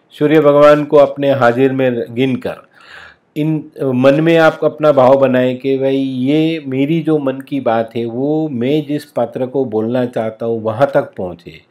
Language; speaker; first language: Hindi; non-native, local second language; Gujarati